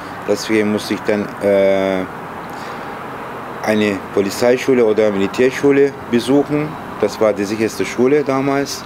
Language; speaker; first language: German; non-native, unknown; Turkish